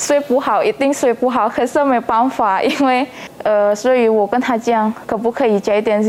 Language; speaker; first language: Chinese; non-native, learner; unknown